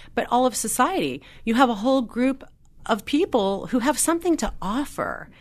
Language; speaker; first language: English; native; English